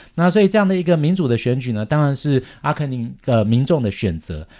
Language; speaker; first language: Chinese; native; Chinese